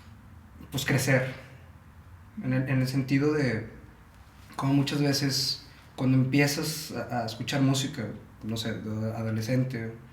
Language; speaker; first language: Spanish; native; Spanish